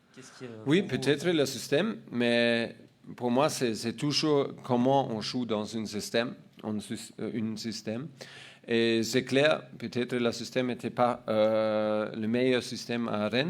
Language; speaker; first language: French; non-native, learner; German